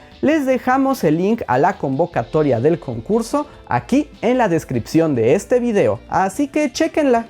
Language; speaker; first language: Spanish; native; Spanish